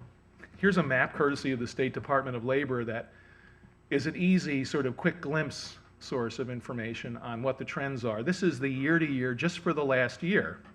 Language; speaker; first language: English; native; English